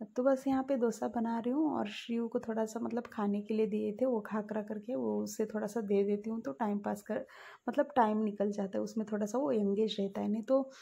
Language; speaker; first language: Hindi; non-native, local second language; Marathi